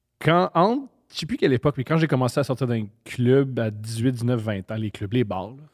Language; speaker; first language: French; native; French